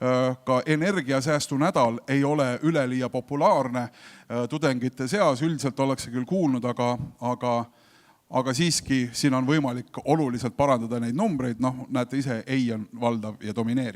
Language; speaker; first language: Estonian; native; Estonian